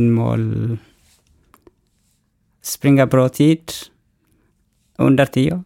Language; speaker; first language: Swedish; non-native, learner; Oromo